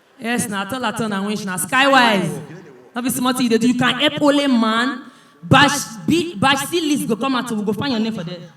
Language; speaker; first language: Nigerian Pidgin; native; Nigerian Pidgin